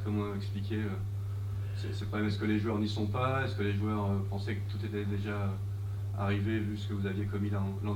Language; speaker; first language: French; native; French